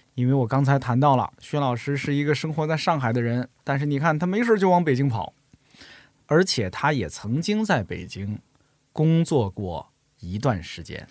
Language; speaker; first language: Chinese; native; Chinese